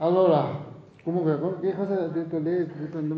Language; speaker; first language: Italian; non-native, learner; Tibetan